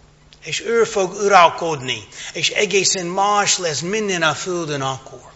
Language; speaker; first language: Hungarian; non-native, fluent; English